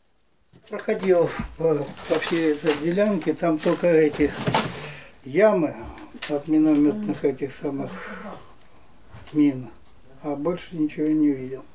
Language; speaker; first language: Russian; native; Russian